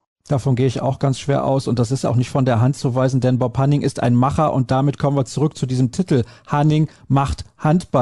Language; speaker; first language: German; native; German